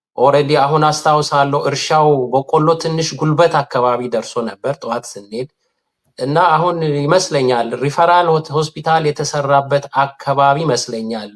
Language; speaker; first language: Amharic; non-native, local second language; Sidamo